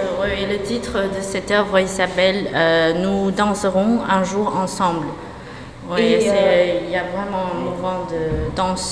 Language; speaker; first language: French; non-native, fluent; Chinese